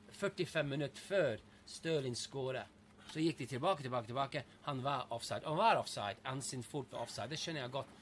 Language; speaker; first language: Norwegian; non-native, fluent; English